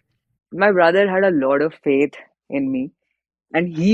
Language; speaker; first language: English; non-native, local second language; Hindi